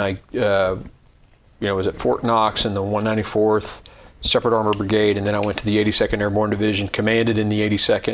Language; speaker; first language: English; native; English